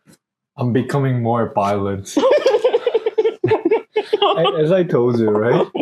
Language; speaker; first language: English; non-native, learner; Korean